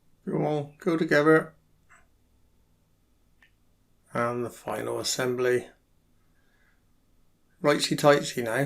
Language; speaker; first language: English; native; English